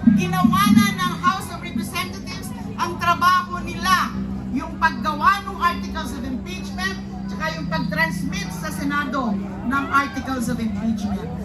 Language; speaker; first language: Filipino; native; Filipino